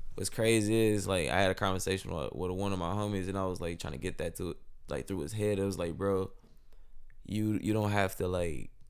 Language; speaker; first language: English; native; English